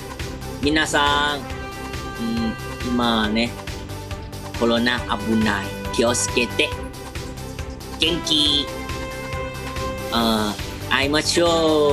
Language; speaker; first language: Japanese; non-native, learner; Thai